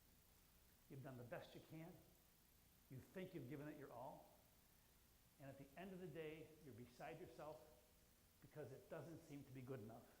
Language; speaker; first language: English; native; English